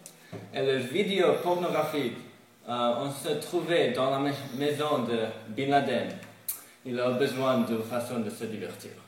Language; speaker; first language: French; non-native, learner; English